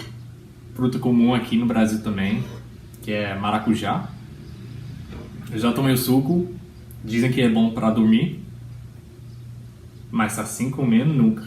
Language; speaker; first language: Portuguese; non-native, fluent; English